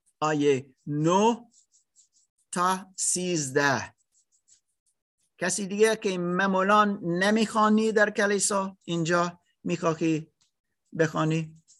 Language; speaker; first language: Persian; non-native, learner; English